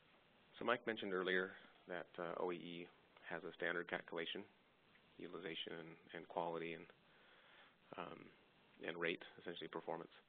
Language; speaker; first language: English; native; English